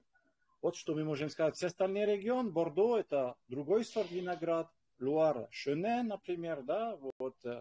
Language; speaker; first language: Russian; non-native, fluent; French